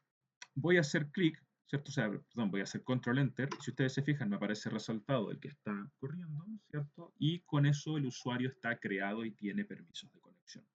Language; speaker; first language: Spanish; native; Spanish